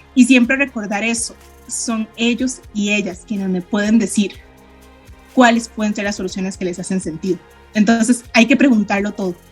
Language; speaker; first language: Spanish; native; Spanish